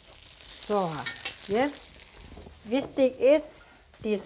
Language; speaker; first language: German; non-native, learner; Thai